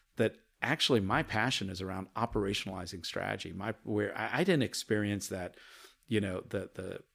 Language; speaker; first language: English; early bilingual, other home language; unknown